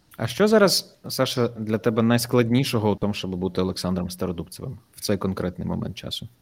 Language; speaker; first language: Ukrainian; native; Ukrainian